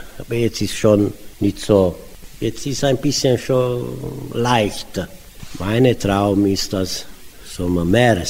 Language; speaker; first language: German; non-native, learner; Romanian